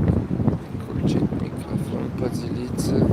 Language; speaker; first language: Russian; non-native, fluent; Turkmen